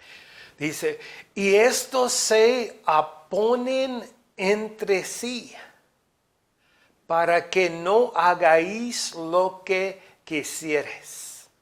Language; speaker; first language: Spanish; non-native, fluent; English